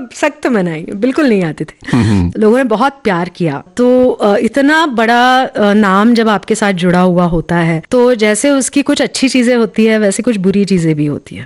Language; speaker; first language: Hindi; non-native, local second language; Marathi